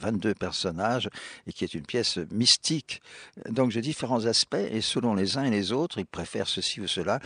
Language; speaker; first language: French; native; French